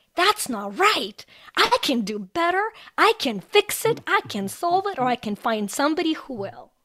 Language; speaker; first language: English; non-native, fluent; Ukrainian